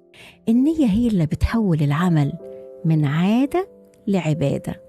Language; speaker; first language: Arabic; native; Arabic